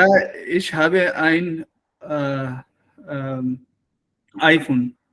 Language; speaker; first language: German; non-native, learner; Urdu